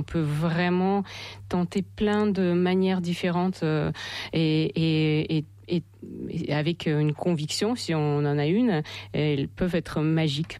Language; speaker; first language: French; non-native, fluent; Russian